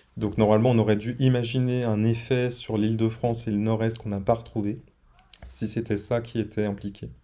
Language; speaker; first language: French; native; French